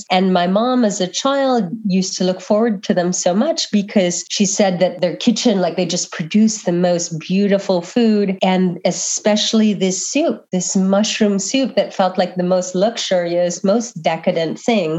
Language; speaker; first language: English; non-native, local second language; Filipino